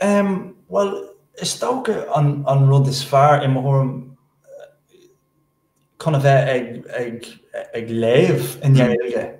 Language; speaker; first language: Irish; non-native, local second language; English